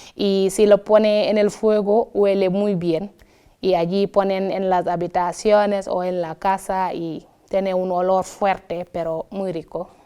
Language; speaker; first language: Spanish; non-native, fluent; Wolof